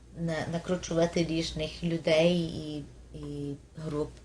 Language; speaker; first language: Ukrainian; early bilingual, heritage; Ukrainian